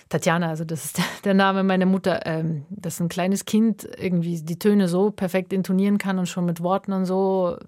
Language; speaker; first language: German; native; German